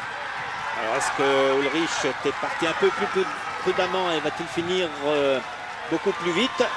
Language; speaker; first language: French; native; French